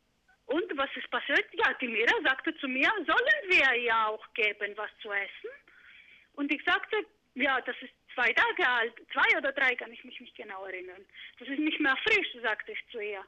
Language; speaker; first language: German; non-native, fluent; Greek